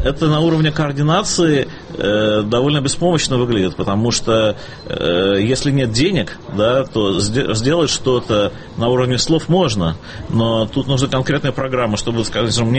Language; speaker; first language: Russian; native; Russian